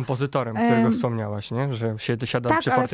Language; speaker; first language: Polish; native; Polish